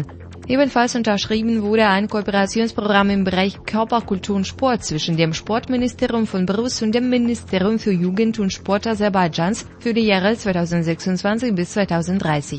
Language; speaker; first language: German; non-native, fluent; Russian